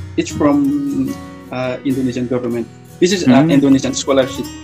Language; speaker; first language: English; non-native, fluent; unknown